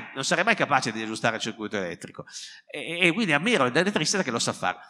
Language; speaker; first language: Italian; native; Italian